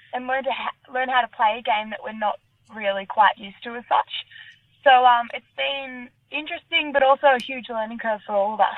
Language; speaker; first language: English; native; English